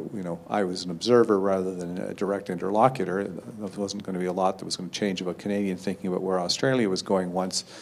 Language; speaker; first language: English; native; English